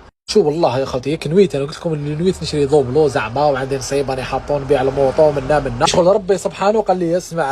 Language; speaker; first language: Arabic; native; Arabic